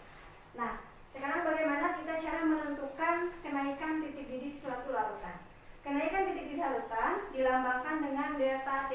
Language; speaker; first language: Indonesian; native; Indonesian